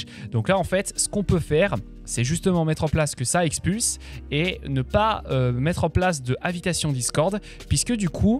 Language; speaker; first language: French; native; French